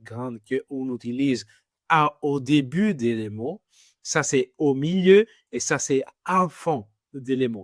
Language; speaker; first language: French; non-native, fluent; Greek